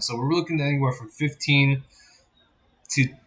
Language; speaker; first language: English; native; English